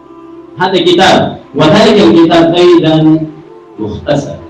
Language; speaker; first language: Arabic; non-native, fluent; Urdu